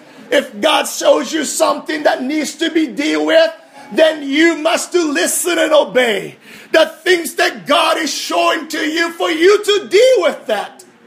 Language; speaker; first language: English; non-native, fluent; Japanese